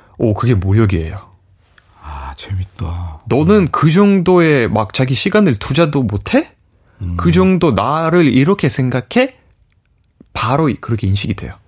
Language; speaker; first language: Korean; non-native, fluent; Russian